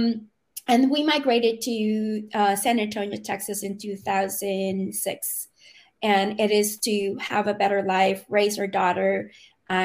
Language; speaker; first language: English; non-native, local second language; Filipino